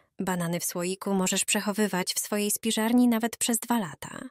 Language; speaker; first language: Polish; native; Polish